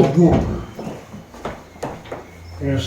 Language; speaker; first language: Chinese; non-native, fluent; Italian